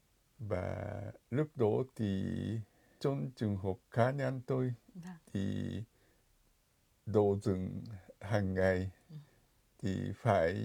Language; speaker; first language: Vietnamese; non-native, fluent; Japanese